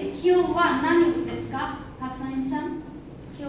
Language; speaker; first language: Japanese; non-native, fluent; Bangla